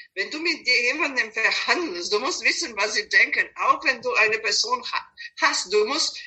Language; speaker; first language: German; non-native, fluent; Serbian